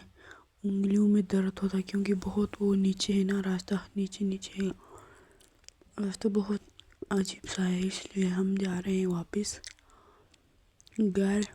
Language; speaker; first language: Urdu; non-native, local second language; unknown